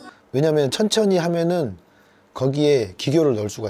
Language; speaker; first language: Korean; native; Korean